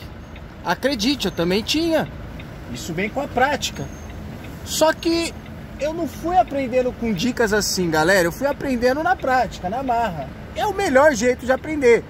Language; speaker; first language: Portuguese; native; Portuguese